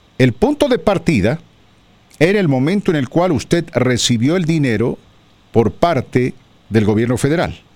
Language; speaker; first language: Spanish; native; Spanish